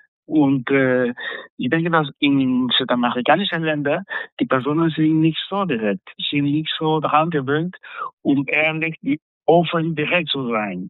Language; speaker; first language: German; non-native, fluent; Spanish